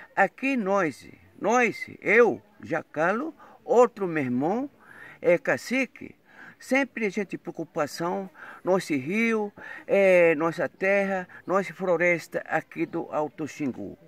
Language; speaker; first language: Portuguese; non-native, local second language; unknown